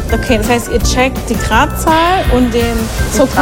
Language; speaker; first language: German; native; German